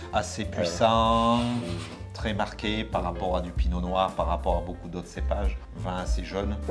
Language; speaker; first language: French; native; French